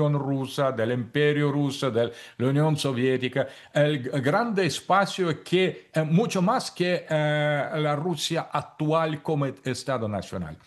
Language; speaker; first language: Spanish; non-native, fluent; Russian